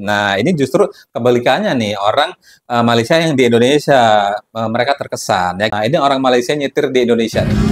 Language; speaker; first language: Indonesian; native; Indonesian